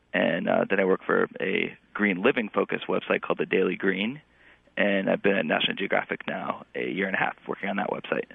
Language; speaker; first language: English; native; English